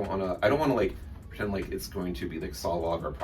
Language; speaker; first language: English; native; English